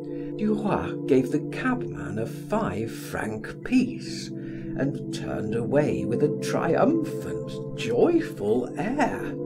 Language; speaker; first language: English; native; English